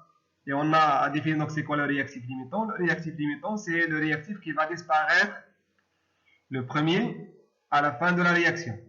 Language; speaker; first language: French; non-native, local second language; Arabic